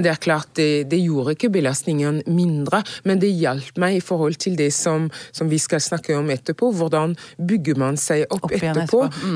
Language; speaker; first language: Norwegian; non-native, fluent; French